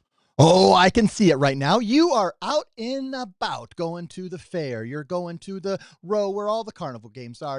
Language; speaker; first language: English; native; English